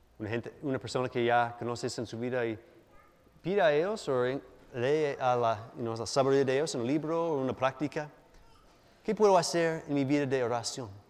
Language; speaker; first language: Spanish; non-native, fluent; English